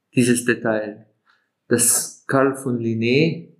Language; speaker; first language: German; non-native, fluent; Slovenian